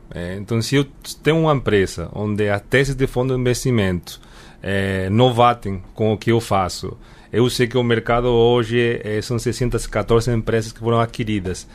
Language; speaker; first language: Portuguese; non-native, fluent; Spanish